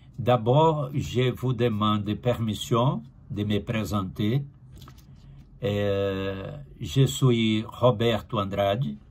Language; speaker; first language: French; non-native, learner; Portuguese